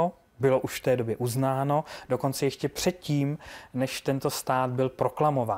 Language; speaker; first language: Czech; native; Czech